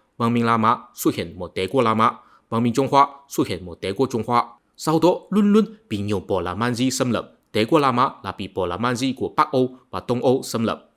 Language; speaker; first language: Vietnamese; non-native, fluent; Chinese